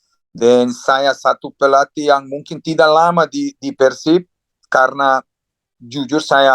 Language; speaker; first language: Indonesian; non-native, fluent; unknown